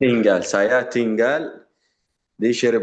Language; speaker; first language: Indonesian; non-native, learner; Arabic